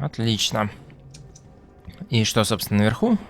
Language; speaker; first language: Russian; native; Russian